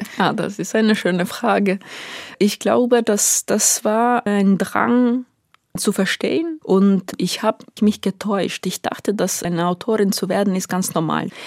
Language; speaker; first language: German; non-native, fluent; Ukrainian